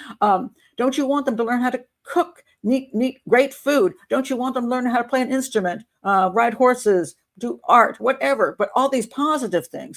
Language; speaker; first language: English; native; English